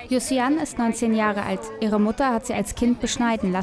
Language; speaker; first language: German; native; German